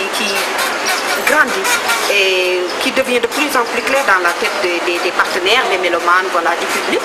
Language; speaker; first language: French; non-native, local second language; Wolof